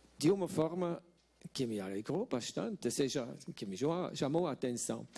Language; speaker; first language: Portuguese; non-native, fluent; Swiss German